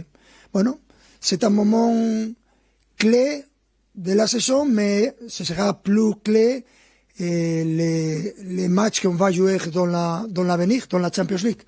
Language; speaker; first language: French; non-native, fluent; Spanish